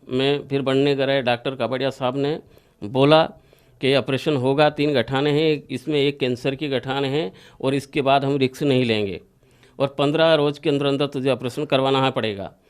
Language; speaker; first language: Hindi; native; Hindi